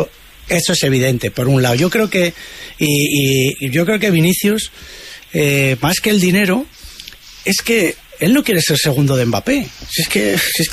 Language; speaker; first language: Spanish; native; Spanish